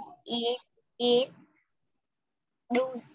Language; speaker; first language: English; non-native, learner; Vietnamese